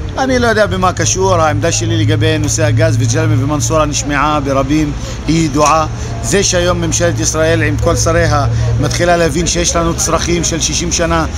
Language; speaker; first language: Hebrew; non-native, local second language; Arabic